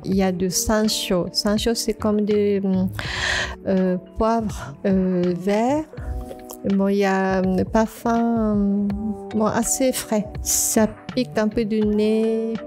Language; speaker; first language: French; non-native, fluent; Japanese